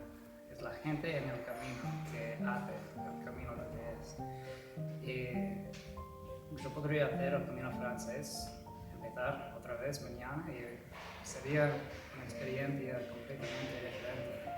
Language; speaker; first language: Spanish; non-native, fluent; English